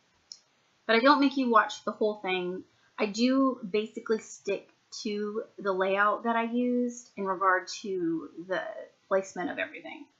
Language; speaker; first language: English; native; English